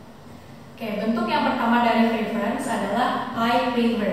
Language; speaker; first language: Indonesian; native; Indonesian